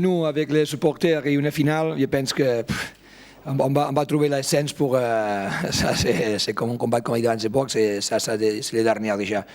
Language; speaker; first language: French; non-native, fluent; Spanish